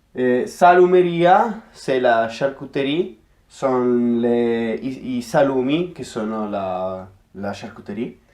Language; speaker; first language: French; non-native, fluent; Italian